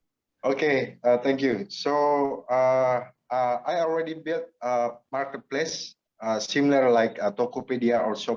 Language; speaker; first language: English; non-native, learner; Indonesian